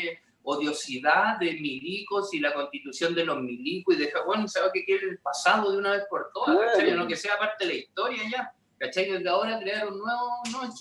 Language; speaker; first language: Spanish; native; Spanish